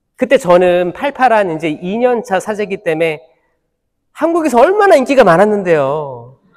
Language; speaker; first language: Korean; native; Korean